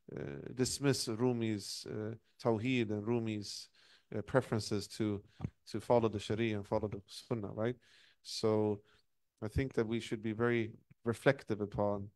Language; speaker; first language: English; non-native, fluent; Persian